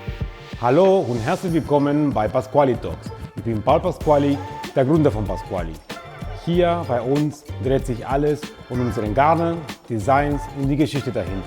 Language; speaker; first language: German; non-native, fluent; Italian